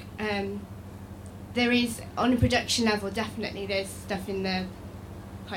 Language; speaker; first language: English; native; English